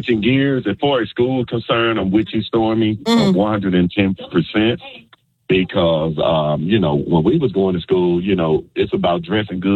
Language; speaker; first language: English; native; English